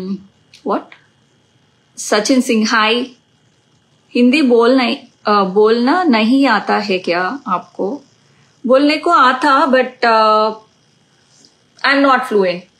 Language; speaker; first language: Hindi; non-native, local second language; Telugu